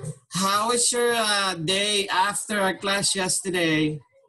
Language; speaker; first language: English; non-native, local second language; Filipino